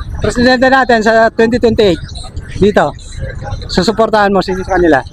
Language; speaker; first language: Filipino; non-native, local second language; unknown